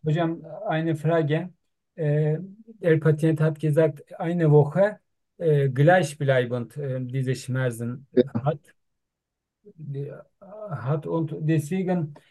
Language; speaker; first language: German; non-native, learner; Turkish